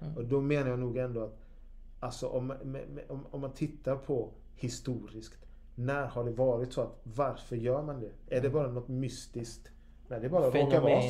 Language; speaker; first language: Swedish; native; Swedish